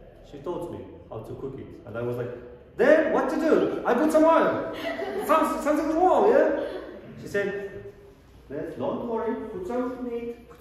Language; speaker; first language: English; non-native, fluent; Kazakh